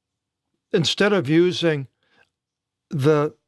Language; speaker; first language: English; native; English